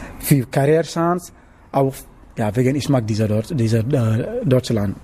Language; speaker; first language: German; non-native, learner; Wolof